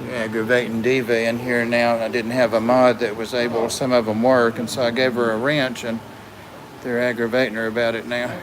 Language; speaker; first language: English; native; English